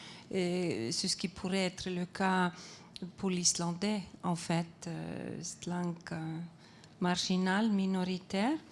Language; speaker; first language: French; non-native, fluent; Icelandic